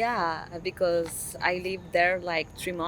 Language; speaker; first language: English; non-native, fluent; Spanish